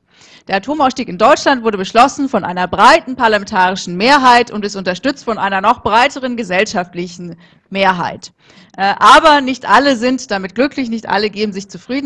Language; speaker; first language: German; native; German